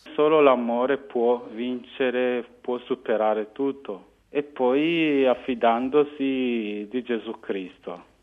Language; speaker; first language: Italian; non-native, fluent; Kinyarwanda